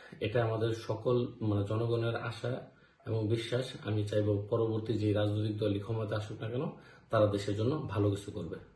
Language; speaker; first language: Bangla; native; Bangla